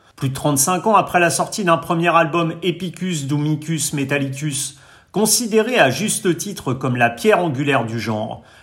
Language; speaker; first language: French; native; French